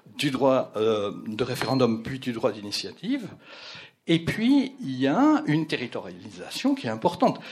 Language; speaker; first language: French; native; French